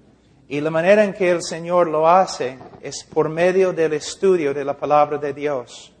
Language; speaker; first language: Spanish; non-native, fluent; English